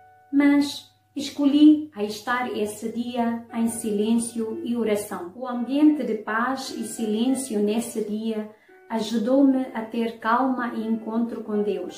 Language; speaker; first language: Portuguese; non-native, fluent; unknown